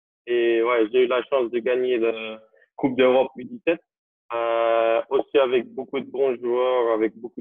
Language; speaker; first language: French; non-native, local second language; Dutch